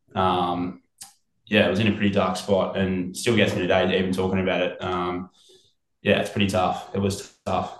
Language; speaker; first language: English; native; English